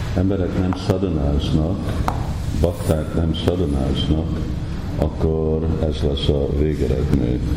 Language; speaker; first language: Hungarian; native; Hungarian